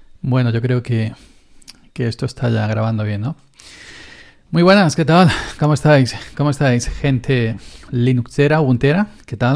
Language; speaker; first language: Spanish; native; Spanish